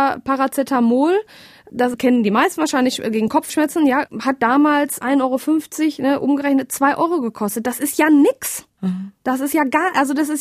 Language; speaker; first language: German; native; German